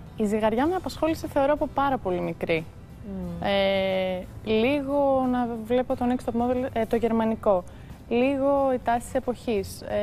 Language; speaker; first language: Greek; early bilingual, heritage; Greek